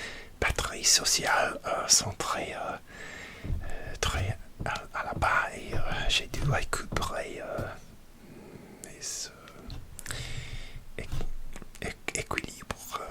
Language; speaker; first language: French; non-native, learner; English